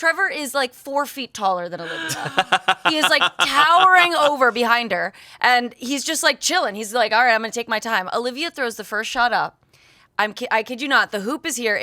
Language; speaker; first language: English; native; English